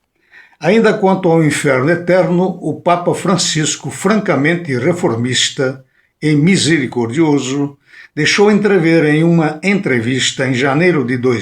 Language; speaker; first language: Portuguese; native; Portuguese